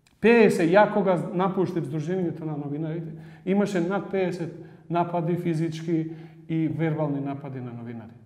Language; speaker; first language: Macedonian; non-native, local second language; Albanian